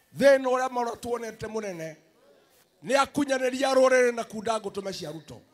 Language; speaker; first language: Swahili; non-native, local second language; Kikuyu